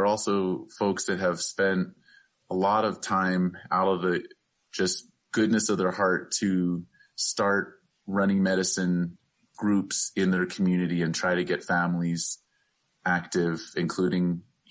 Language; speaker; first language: English; native; English